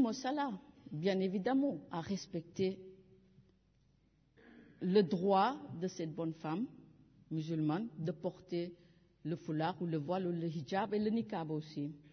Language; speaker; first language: French; non-native, fluent; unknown